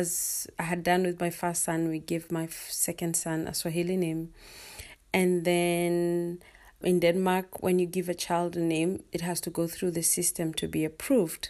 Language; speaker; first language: English; non-native, local second language; Kikuyu